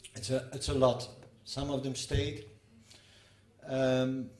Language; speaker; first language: English; non-native, fluent; Dutch